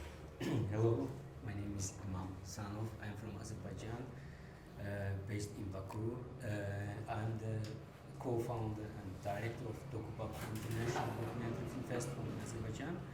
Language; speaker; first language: English; non-native, fluent; Azerbaijani